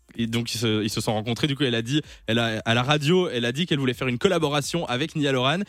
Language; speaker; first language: French; native; French